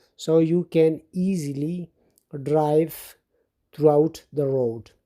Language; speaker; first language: English; non-native, local second language; Urdu